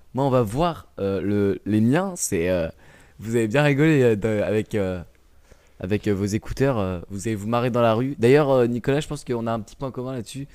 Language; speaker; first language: French; native; French